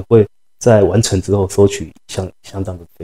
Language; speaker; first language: Chinese; native; Chinese